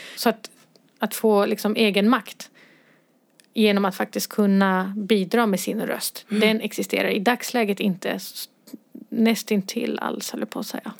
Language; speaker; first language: Swedish; early bilingual, other home language; Arabic